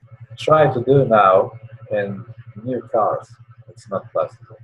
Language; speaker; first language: English; non-native, learner; Polish